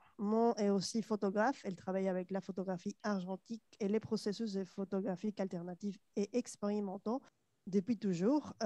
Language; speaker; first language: French; non-native, fluent; Spanish